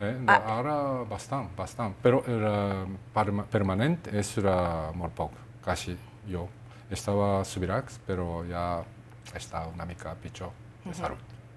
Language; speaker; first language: Catalan; non-native, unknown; Japanese